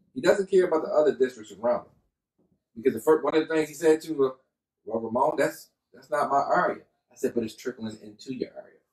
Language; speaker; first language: English; native; English